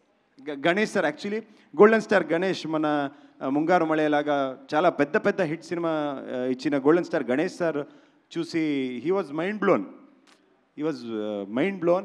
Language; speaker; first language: Telugu; non-native, local second language; Kannada